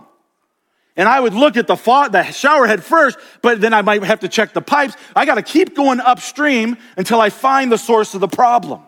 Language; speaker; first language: English; native; English